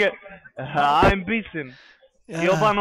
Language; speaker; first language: German; non-native, fluent; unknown